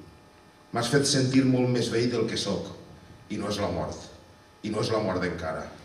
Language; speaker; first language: Catalan; native; Catalan